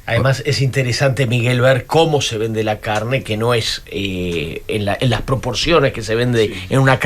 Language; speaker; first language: Spanish; native; Spanish